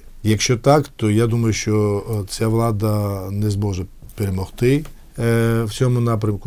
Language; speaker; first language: Ukrainian; non-native, fluent; Georgian